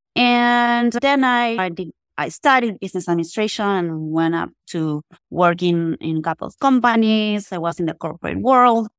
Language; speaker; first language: English; non-native, fluent; Spanish